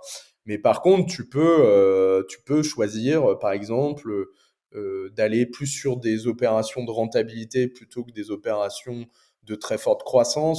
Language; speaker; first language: French; native; French